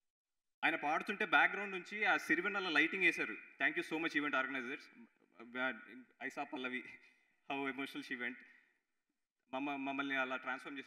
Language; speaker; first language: Telugu; native; Telugu